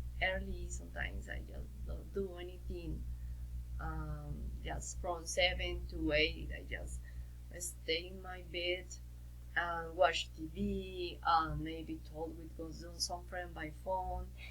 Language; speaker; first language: English; non-native, learner; Spanish